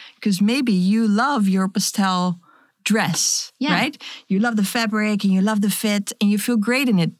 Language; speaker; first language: English; non-native, fluent; Dutch